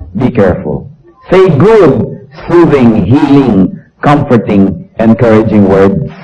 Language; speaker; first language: English; non-native, local second language; Filipino